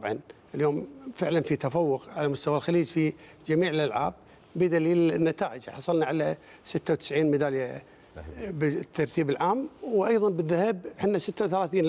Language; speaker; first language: Arabic; native; Arabic